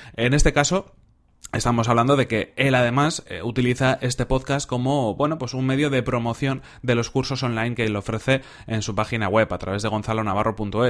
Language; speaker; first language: Spanish; native; Spanish